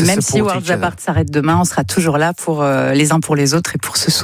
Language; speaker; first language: French; native; French